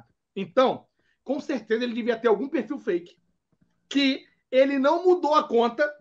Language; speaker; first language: Portuguese; native; Portuguese